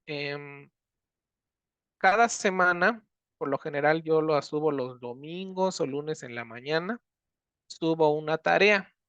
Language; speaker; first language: Spanish; native; Spanish